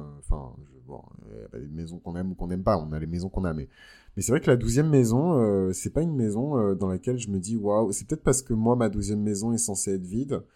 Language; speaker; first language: French; native; French